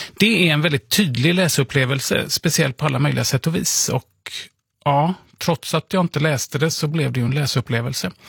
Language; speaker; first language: Swedish; native; Swedish